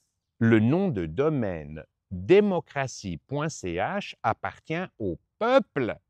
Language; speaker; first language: French; native; French